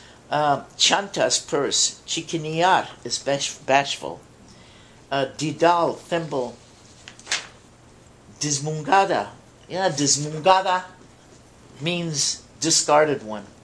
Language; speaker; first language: English; early bilingual, other home language; Spanish